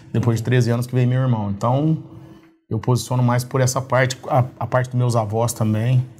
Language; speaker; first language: Portuguese; native; Portuguese